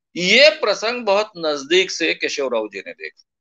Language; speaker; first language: Hindi; non-native, local second language; Marathi